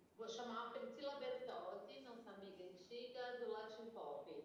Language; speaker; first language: Portuguese; native; Portuguese